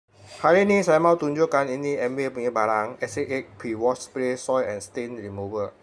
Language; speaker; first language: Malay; non-native, local second language; Chinese